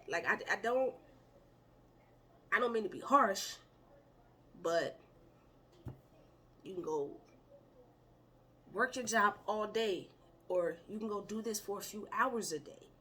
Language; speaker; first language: English; native; English